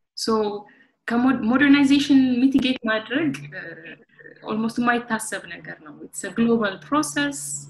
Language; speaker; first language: English; non-native, local second language; Amharic